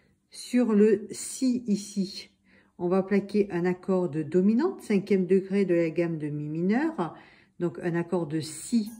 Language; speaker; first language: French; native; French